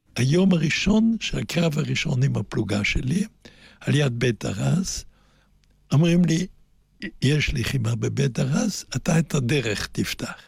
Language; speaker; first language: Hebrew; non-native, fluent; German